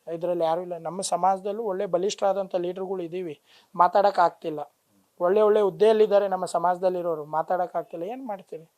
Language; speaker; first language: Kannada; non-native, local second language; Lambadi